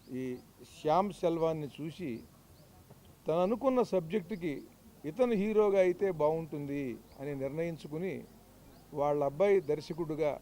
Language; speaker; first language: Telugu; native; Telugu